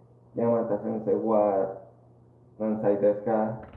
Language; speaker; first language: Japanese; non-native, learner; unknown